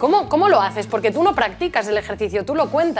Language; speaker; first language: Spanish; native; Spanish